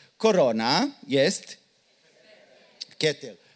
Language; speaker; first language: Polish; non-native, learner; Hebrew